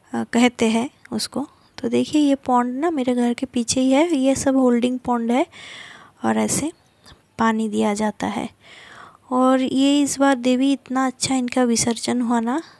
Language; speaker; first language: Hindi; non-native, local second language; Bangla